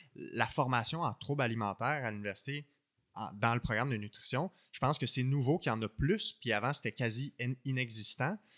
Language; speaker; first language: French; native; French